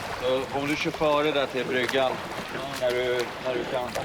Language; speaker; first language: Swedish; native; Swedish